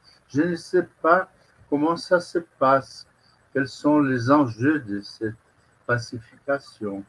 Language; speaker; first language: French; non-native, fluent; Portuguese